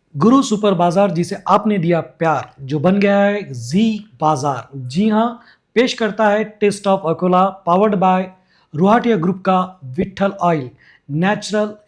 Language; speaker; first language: Hindi; non-native, local second language; Marathi